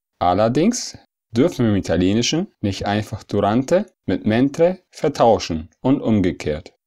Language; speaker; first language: German; early bilingual, other home language; Italian